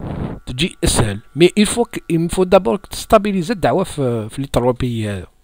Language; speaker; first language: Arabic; native; Arabic